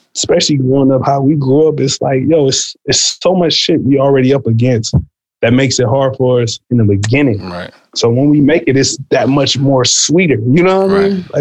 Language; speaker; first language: English; native; English